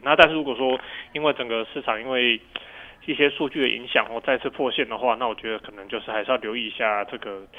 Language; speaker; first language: Chinese; native; Chinese